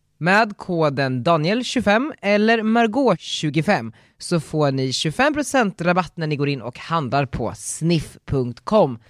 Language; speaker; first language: Swedish; native; Swedish